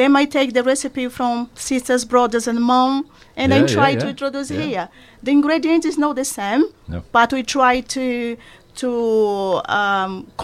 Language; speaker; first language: English; non-native, learner; Portuguese